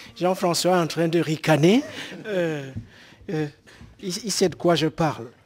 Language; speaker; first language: French; non-native, local second language; Basaa